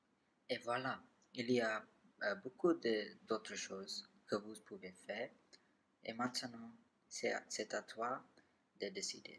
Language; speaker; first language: French; non-native, learner; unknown